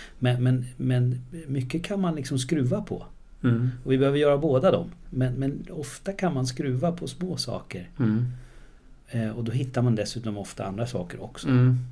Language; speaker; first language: Swedish; native; Swedish